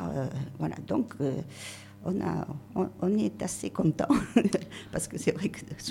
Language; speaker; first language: French; native; French